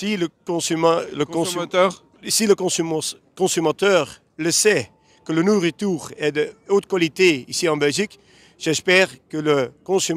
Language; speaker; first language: French; non-native, local second language; Dutch